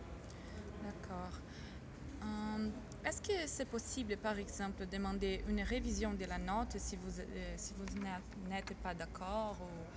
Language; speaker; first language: French; non-native, learner; Portuguese